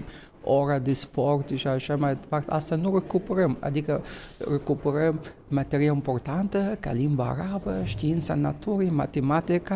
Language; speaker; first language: Romanian; non-native, fluent; Arabic